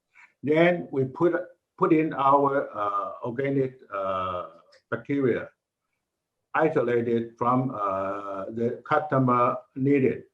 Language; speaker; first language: English; non-native, learner; Chinese